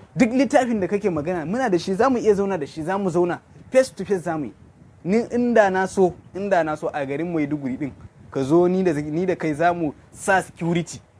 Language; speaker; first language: Hausa; non-native, local second language; Kanuri